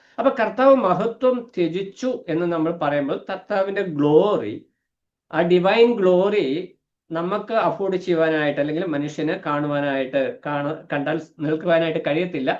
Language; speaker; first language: Malayalam; native; Malayalam